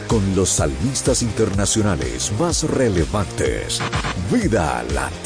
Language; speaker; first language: Spanish; native; Spanish